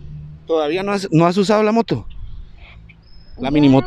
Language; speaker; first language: Spanish; native; Spanish